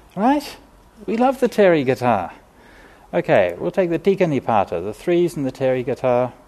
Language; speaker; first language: English; native; English